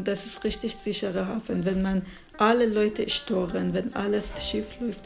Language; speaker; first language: German; non-native, learner; Persian